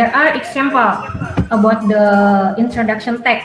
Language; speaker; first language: English; non-native, learner; Indonesian